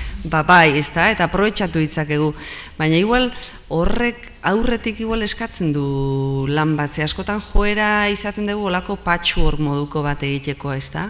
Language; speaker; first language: Basque; native; Basque